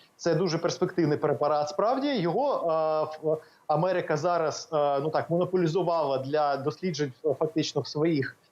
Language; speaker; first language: Ukrainian; native; Ukrainian